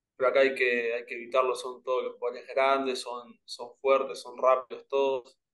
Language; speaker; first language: Spanish; native; Spanish